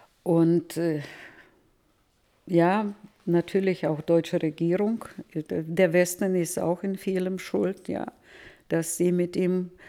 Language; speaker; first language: German; early bilingual, heritage; Russian